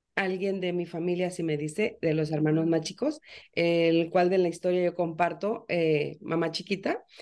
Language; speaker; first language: Spanish; native; Spanish